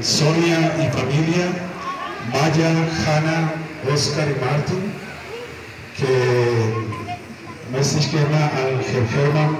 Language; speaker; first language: German; non-native, learner; Spanish